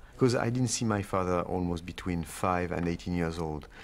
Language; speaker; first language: English; non-native, fluent; French